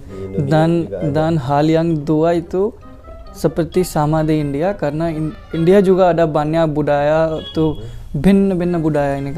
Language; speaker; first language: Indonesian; non-native, learner; Hindi